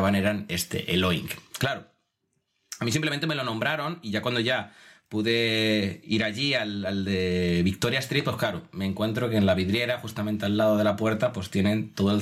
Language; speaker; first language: Spanish; native; Spanish